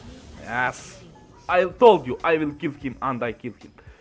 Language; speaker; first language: English; non-native, learner; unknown